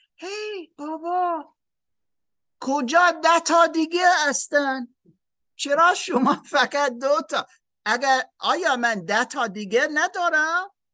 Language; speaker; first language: Persian; non-native, learner; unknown